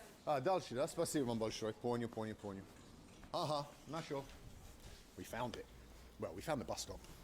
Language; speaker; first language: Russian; non-native, learner; English